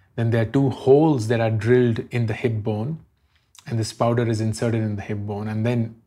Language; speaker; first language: English; non-native, local second language; Hindi